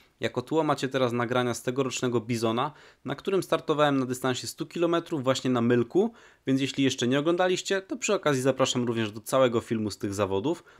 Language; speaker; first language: Polish; native; Polish